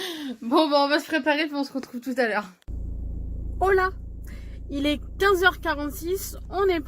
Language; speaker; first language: French; native; French